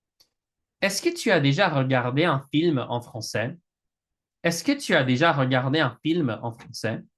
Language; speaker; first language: French; non-native, fluent; English